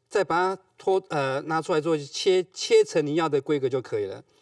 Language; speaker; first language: Chinese; native; Chinese